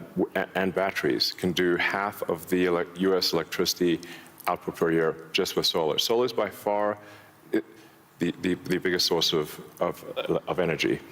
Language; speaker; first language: English; early bilingual, other home language; Afrikaans